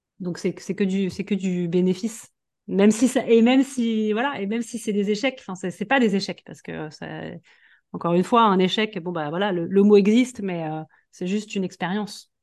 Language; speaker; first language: French; native; French